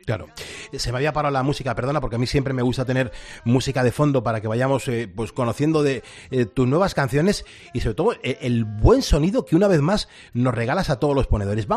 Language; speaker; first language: Spanish; native; Spanish